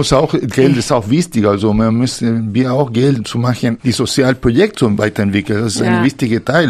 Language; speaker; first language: German; non-native, fluent; Spanish